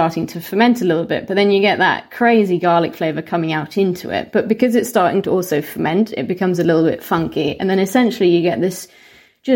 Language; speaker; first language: English; native; English